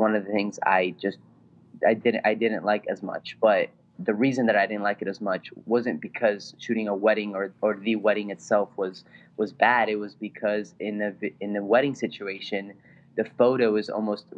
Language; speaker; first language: English; non-native, fluent; Spanish